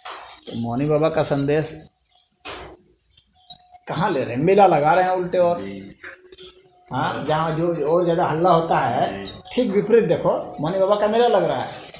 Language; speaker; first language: Hindi; native; Hindi